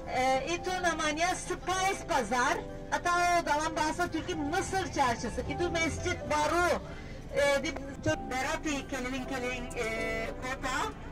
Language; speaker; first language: Indonesian; non-native, learner; Turkish